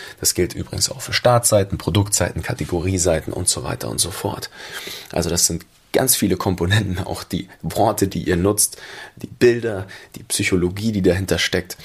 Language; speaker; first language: German; native; German